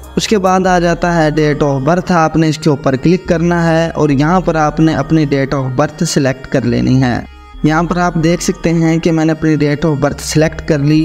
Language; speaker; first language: Urdu; non-native, local second language; Punjabi